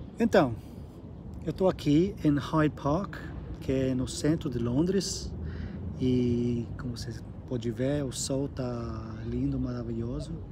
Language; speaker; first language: Portuguese; non-native, learner; English